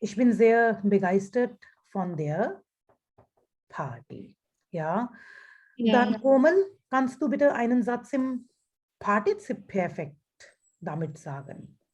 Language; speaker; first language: German; non-native, fluent; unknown